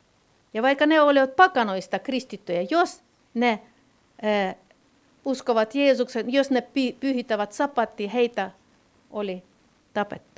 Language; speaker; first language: Finnish; non-native, fluent; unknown